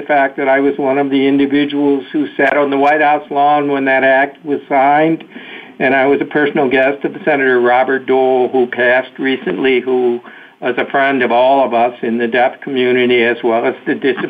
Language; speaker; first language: English; native; English